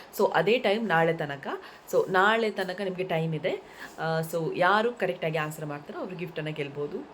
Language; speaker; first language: Kannada; native; Kannada